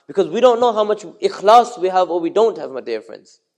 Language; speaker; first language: English; early bilingual, other home language; Urdu